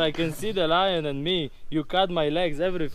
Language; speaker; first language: English; non-native, learner; Polish